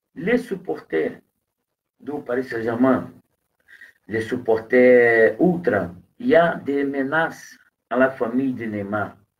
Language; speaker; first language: French; non-native, fluent; Portuguese